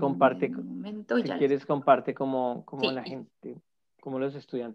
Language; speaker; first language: Spanish; native; Spanish